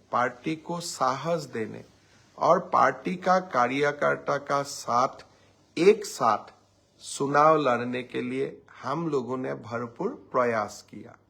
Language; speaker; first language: Hindi; non-native, local second language; Assamese